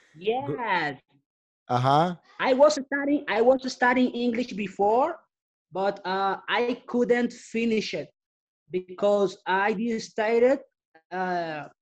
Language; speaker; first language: English; non-native, learner; Spanish